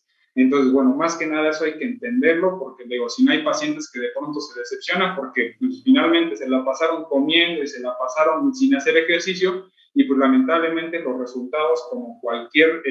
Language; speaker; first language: Spanish; native; Spanish